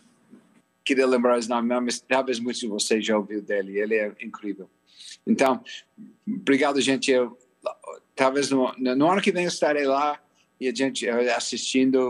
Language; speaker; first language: Portuguese; non-native, fluent; English